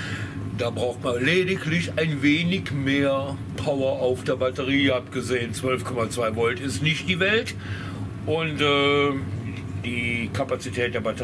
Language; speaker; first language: German; native; German